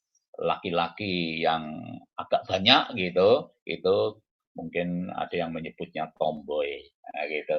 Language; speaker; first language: Indonesian; native; Indonesian